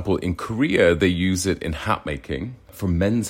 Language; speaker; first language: English; native; English